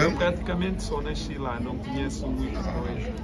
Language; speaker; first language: Portuguese; early bilingual, other home language; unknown